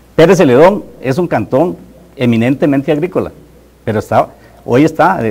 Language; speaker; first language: Spanish; native; Spanish